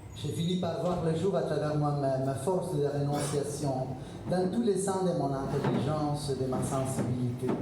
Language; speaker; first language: French; non-native, fluent; Spanish